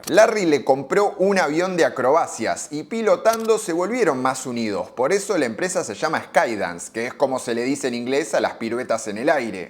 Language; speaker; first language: Spanish; native; Spanish